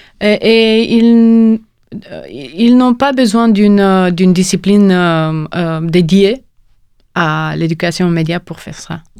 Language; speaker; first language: French; non-native, fluent; Romanian